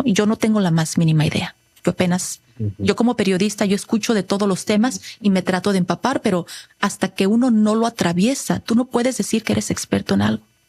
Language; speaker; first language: Spanish; native; Spanish